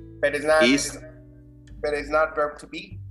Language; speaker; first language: English; non-native, fluent; Spanish